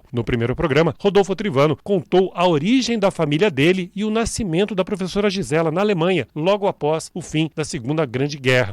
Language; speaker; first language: Portuguese; native; Portuguese